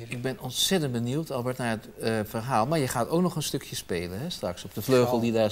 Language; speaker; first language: Dutch; native; Dutch